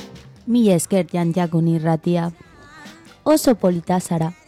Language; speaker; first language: Basque; non-native, learner; Spanish